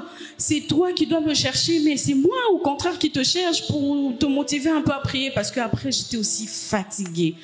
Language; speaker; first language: French; non-native, local second language; Lingala